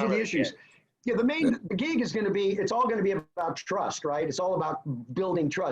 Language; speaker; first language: English; native; English